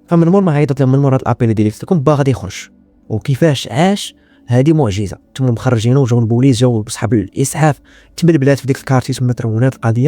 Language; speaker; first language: Arabic; native; Arabic